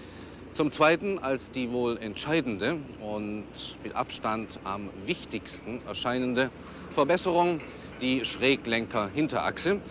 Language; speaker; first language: German; native; German